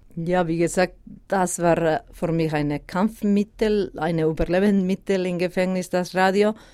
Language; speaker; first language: German; non-native, learner; Basque